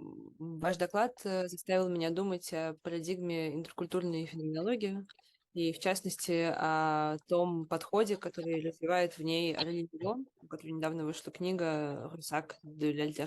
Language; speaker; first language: Russian; native; Russian